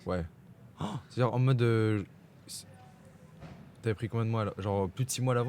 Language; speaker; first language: French; native; French